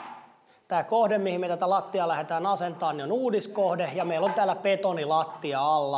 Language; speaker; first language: Finnish; native; Finnish